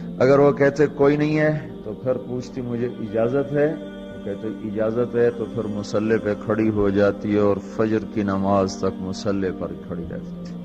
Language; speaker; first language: Urdu; non-native, local second language; Punjabi